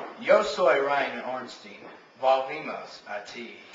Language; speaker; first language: Spanish; non-native, learner; English